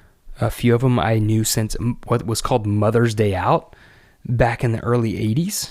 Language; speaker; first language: English; native; English